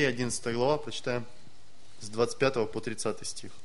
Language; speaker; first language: Russian; native; Russian